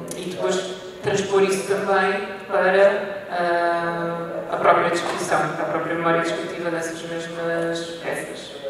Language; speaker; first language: Portuguese; native; Portuguese